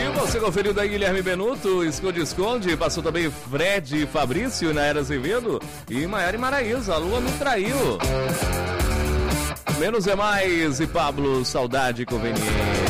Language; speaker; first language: Portuguese; native; Portuguese